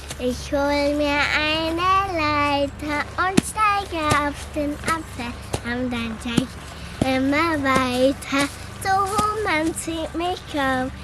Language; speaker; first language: German; early bilingual, other home language; Turkish